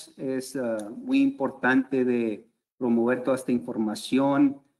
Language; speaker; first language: Spanish; early bilingual, heritage; Spanish